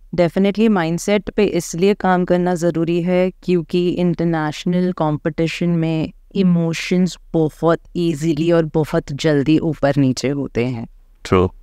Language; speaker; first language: Hindi; native; Hindi